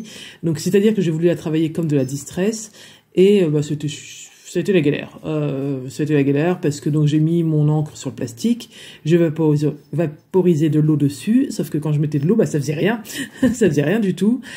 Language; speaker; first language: French; native; French